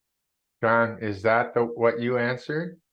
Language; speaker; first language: English; non-native, fluent; Vietnamese